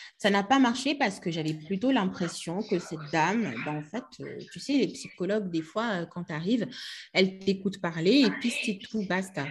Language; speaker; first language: French; non-native, local second language; Lingala